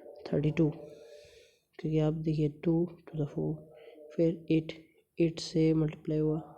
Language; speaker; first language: Hindi; native; Hindi